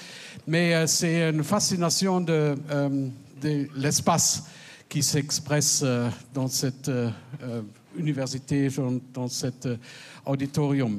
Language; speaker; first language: French; non-native, fluent; German